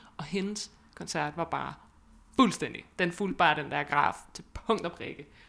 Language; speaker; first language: Danish; native; Danish